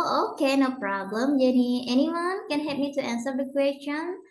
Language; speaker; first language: English; non-native, learner; Indonesian